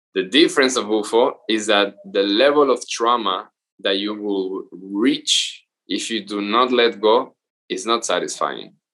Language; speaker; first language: English; non-native, fluent; Spanish